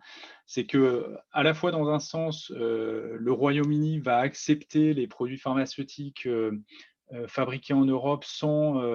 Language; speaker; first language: French; native; French